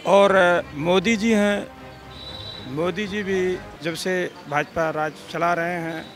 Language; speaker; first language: Hindi; native; Hindi